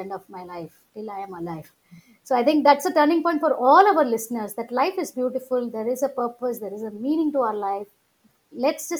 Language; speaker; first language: English; non-native, local second language; Gujarati